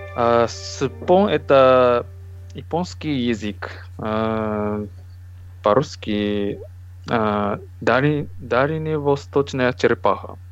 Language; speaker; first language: Russian; non-native, learner; Japanese